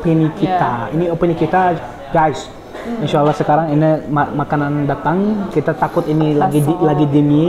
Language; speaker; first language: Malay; non-native, learner; Arabic